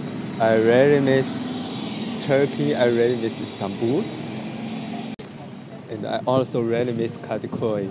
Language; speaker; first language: English; non-native, learner; Chinese